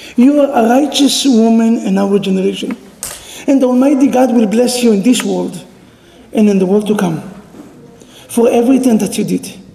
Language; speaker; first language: English; non-native, fluent; Hebrew